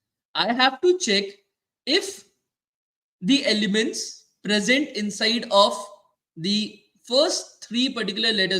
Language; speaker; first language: English; non-native, local second language; Hindi